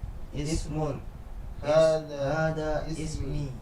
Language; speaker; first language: Arabic; non-native, learner; Indonesian